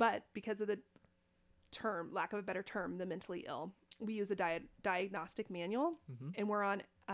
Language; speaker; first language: English; native; English